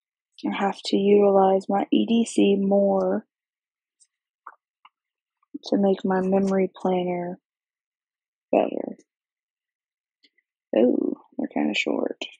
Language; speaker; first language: English; native; English